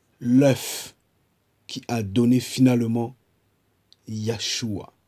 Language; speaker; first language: French; non-native, local second language; Kongo